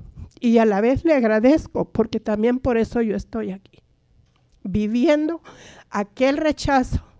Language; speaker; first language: Spanish; native; Spanish